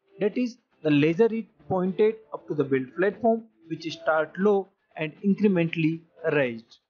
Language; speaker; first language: English; non-native, local second language; Hindi